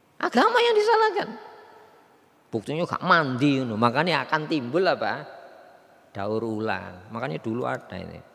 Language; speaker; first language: Indonesian; non-native, local second language; Javanese